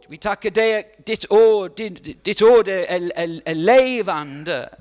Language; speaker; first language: Swedish; non-native, learner; English